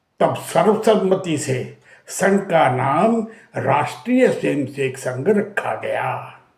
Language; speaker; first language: Hindi; native; Hindi